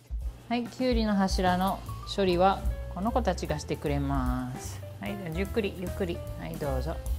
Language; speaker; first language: Japanese; native; Japanese